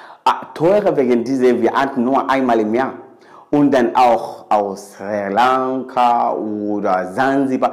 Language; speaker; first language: German; non-native, fluent; Swahili